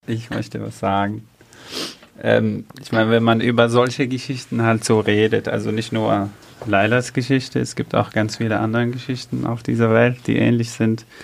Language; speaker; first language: German; early bilingual, other home language; Arabic